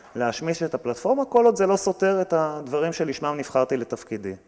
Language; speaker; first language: Hebrew; native; Hebrew